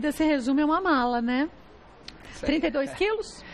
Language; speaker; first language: Portuguese; native; Portuguese